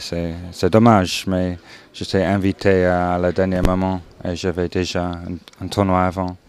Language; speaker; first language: French; non-native, learner; English